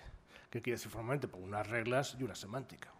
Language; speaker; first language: Spanish; native; Spanish